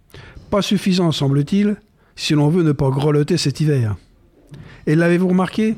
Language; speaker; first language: French; native; French